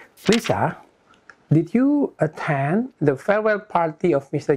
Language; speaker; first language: English; non-native, fluent; Indonesian